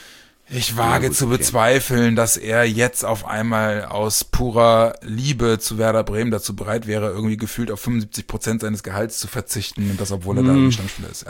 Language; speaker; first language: German; native; German